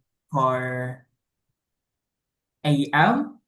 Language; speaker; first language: English; non-native, learner; Indonesian